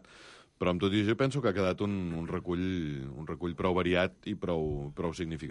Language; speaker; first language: Catalan; native; Catalan